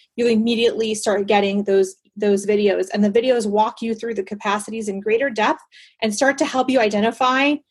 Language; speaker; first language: English; early bilingual, other home language; Spanish